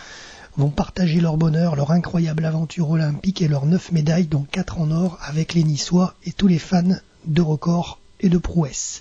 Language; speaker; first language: French; native; French